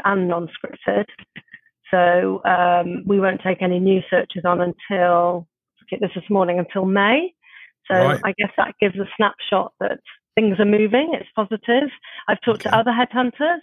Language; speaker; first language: English; native; English